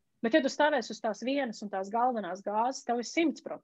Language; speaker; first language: Latvian; native; Latvian